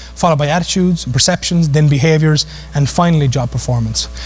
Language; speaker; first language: English; native; English